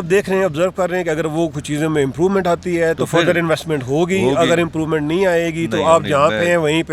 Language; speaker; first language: Urdu; native; Urdu